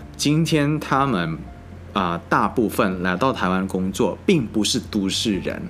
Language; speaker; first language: Chinese; non-native, fluent; Indonesian